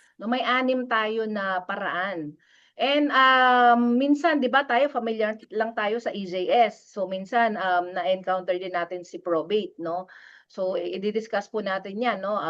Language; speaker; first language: Filipino; non-native, local second language; Pampanga